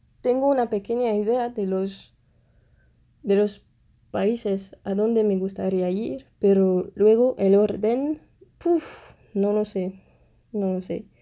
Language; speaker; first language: Spanish; non-native, fluent; French